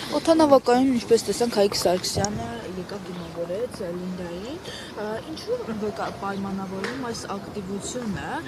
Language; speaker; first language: Armenian; native; Armenian